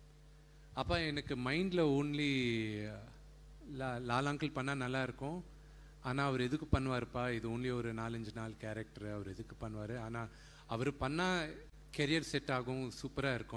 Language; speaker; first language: Tamil; non-native, fluent; Telugu